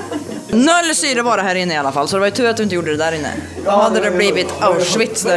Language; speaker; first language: Swedish; native; Swedish